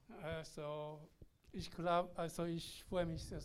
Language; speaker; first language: German; non-native, learner; Korean